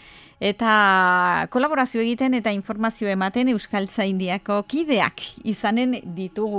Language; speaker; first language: Basque; native; Basque